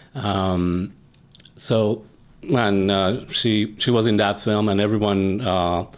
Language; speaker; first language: English; non-native, fluent; Persian